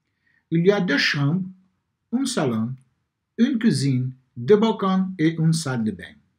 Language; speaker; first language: French; non-native, learner; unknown